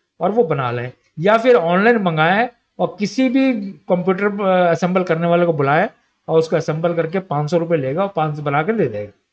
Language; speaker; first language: Hindi; native; Hindi